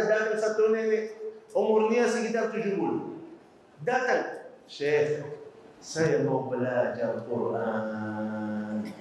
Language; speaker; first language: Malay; non-native, fluent; Arabic